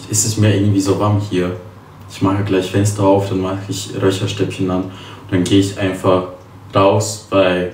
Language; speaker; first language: German; early bilingual, other home language; Polish